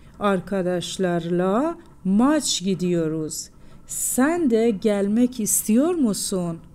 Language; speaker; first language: Turkish; non-native, fluent; Persian